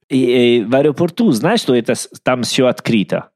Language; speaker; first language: Russian; non-native, learner; Italian